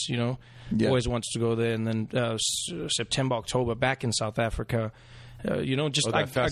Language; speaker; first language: English; native; English